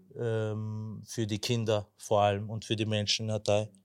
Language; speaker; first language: German; non-native, local second language; Turkish